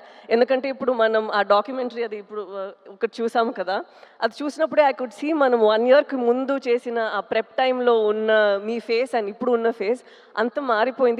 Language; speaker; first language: Telugu; non-native, fluent; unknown